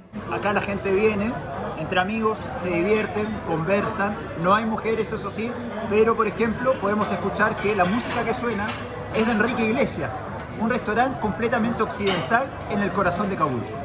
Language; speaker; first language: Spanish; native; Spanish